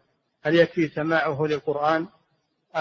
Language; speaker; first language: Arabic; native; Arabic